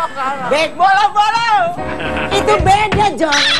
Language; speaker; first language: Indonesian; native; Indonesian